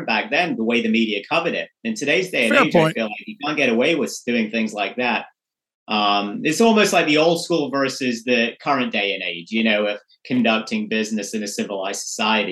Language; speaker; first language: English; native; English